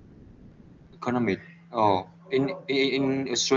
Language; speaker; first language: English; non-native, learner; Vietnamese